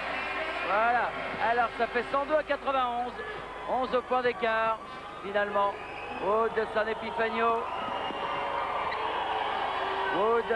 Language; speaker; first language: French; native; French